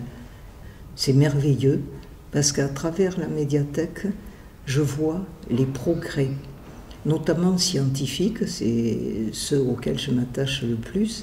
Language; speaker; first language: French; native; French